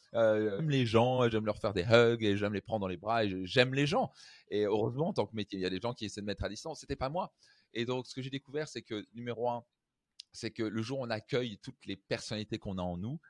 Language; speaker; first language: French; native; French